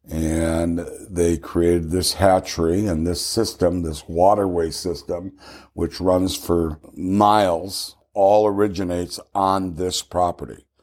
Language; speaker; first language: English; native; English